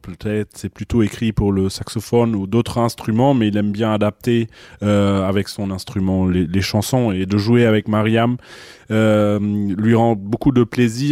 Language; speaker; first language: French; non-native, fluent; German